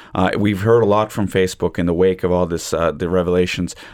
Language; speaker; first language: English; native; English